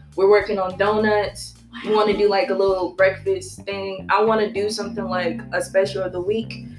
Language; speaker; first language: English; native; English